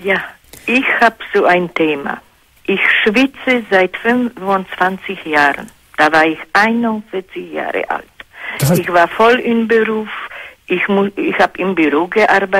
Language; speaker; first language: German; non-native, fluent; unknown